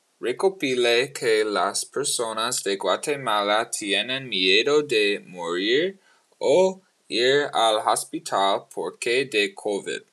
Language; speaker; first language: Spanish; non-native, learner; English